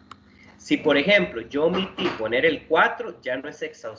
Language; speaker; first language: Spanish; native; Spanish